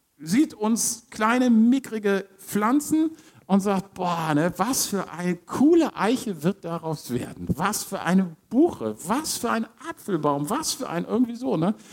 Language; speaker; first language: German; native; German